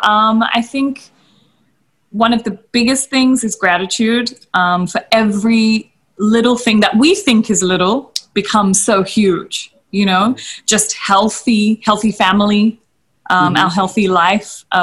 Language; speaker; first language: English; native; English